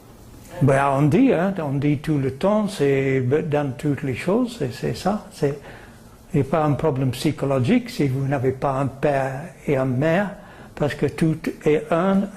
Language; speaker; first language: French; non-native, fluent; English